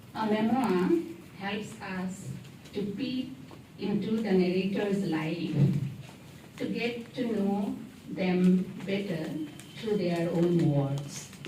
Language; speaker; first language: English; non-native, local second language; Assamese